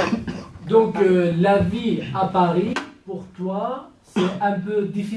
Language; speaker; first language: French; non-native, fluent; Kurdish